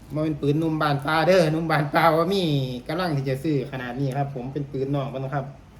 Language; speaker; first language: Thai; native; Thai